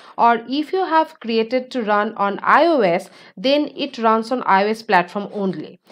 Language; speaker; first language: English; non-native, local second language; Bangla